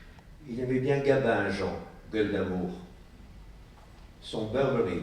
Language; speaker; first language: French; native; French